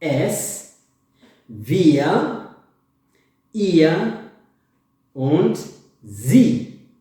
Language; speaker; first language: German; non-native, fluent; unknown